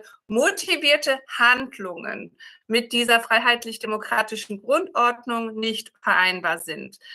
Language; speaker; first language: German; native; German